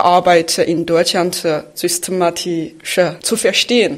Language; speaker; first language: German; non-native, fluent; Chinese